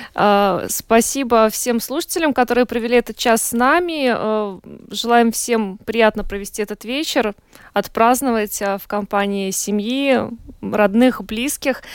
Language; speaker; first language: Russian; native; Russian